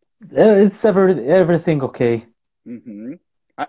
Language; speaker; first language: English; non-native, learner; Portuguese